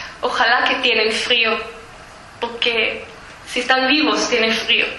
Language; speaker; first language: Spanish; early bilingual, heritage; Spanish